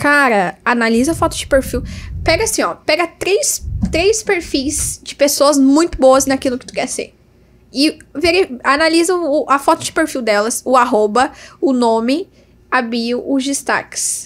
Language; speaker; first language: Portuguese; native; Portuguese